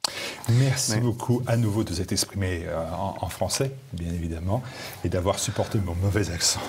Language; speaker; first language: French; native; French